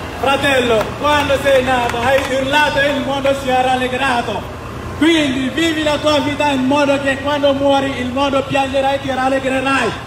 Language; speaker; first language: Italian; non-native, learner; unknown